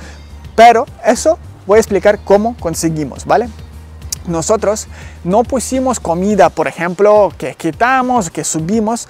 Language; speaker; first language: Spanish; non-native, learner; Ukrainian